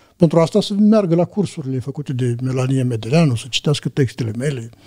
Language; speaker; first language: Romanian; native; Romanian